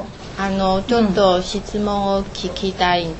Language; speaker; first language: Japanese; non-native, learner; Chinese